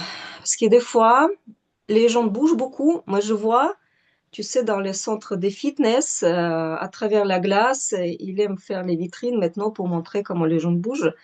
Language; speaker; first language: French; non-native, fluent; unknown